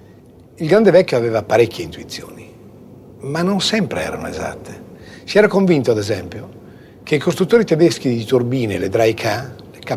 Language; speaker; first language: Italian; native; Italian